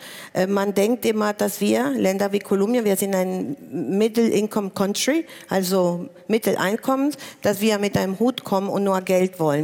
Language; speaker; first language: German; non-native, fluent; Spanish